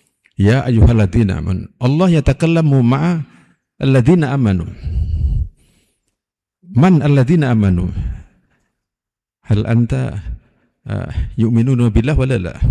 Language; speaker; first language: Arabic; non-native, fluent; Indonesian